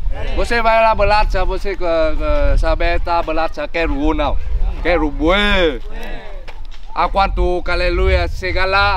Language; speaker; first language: Portuguese; non-native, learner; Vietnamese